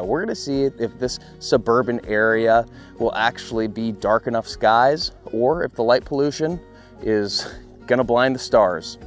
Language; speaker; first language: English; native; English